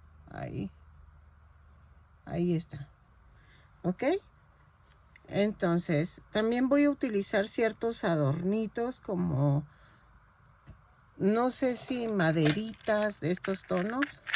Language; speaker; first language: Spanish; native; Spanish